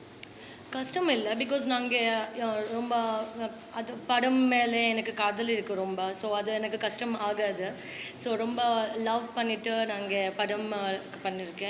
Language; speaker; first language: Tamil; non-native, learner; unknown